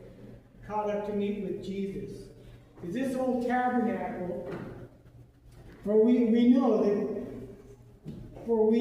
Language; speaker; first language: English; native; English